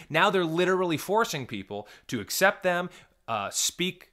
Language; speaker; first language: English; native; English